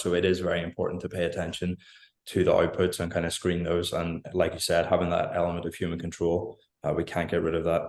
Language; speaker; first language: English; native; English